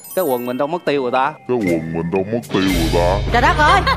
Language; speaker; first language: Vietnamese; native; Vietnamese